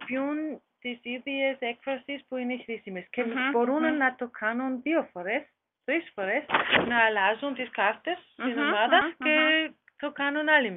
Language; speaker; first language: Greek; non-native, learner; German